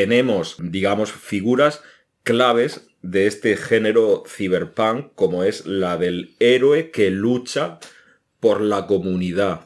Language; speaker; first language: Spanish; native; Spanish